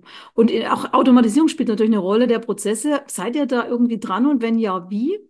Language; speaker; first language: German; native; German